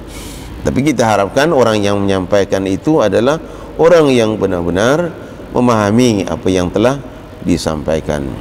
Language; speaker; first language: Malay; native; Malay